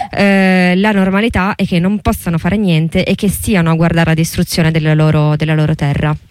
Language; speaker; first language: Italian; native; Italian